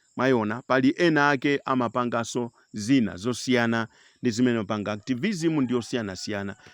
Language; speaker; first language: Nyanja; non-native, local second language; Tumbuka